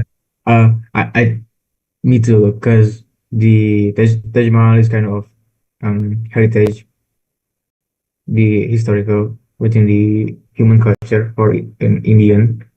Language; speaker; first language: English; non-native, learner; Indonesian